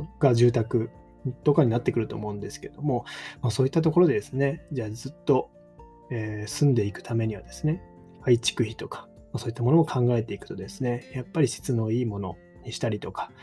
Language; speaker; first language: Japanese; native; Japanese